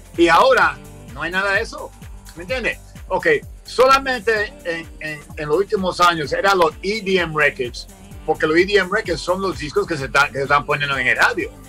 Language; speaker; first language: Spanish; early bilingual, heritage; Spanish